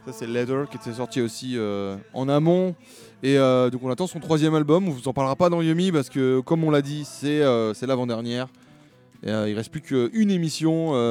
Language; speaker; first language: French; native; French